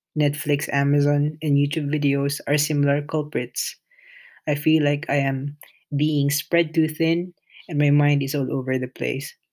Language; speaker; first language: English; non-native, local second language; Filipino